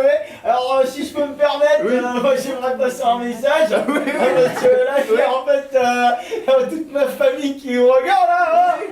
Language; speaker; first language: French; native; French